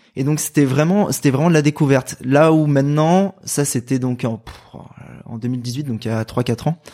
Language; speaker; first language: French; native; French